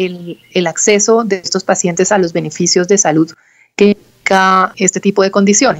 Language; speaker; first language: Spanish; native; Spanish